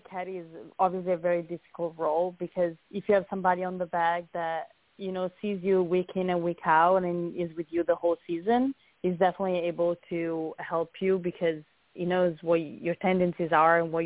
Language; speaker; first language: English; non-native, fluent; Italian